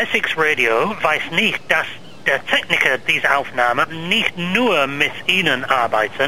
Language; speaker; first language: German; non-native, learner; English